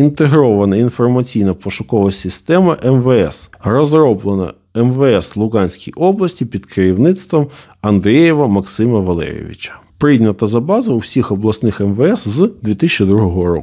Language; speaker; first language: Russian; native; Russian